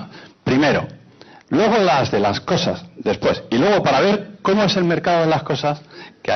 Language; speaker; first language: Spanish; native; Spanish